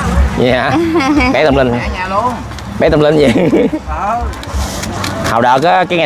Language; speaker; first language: Vietnamese; native; Vietnamese